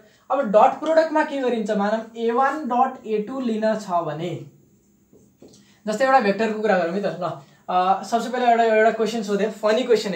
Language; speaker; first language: Nepali; native; Nepali